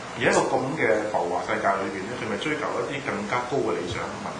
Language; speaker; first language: Cantonese; native; Cantonese